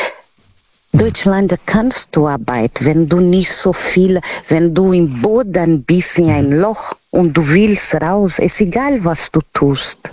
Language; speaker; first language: German; non-native, learner; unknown